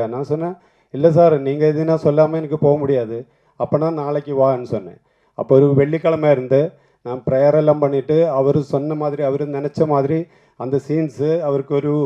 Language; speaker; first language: Tamil; non-native, learner; Malayalam